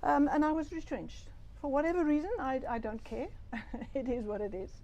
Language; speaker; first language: English; non-native, local second language; Afrikaans